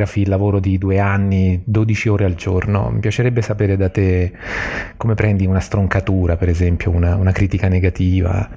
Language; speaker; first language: Italian; native; Italian